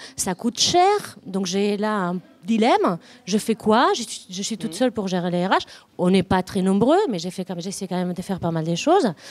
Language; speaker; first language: French; non-native, fluent; Spanish